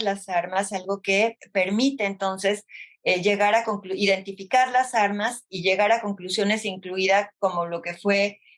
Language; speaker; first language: Spanish; native; Spanish